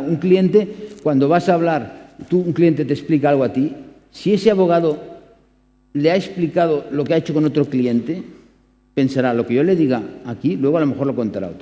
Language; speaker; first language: Spanish; native; Spanish